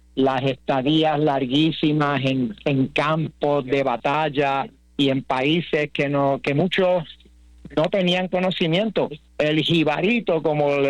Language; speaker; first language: Spanish; native; Spanish